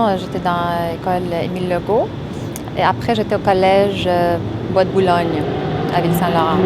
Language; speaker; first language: French; early bilingual, other home language; Arabic